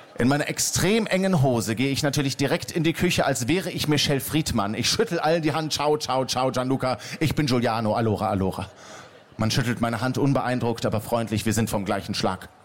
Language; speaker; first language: German; native; German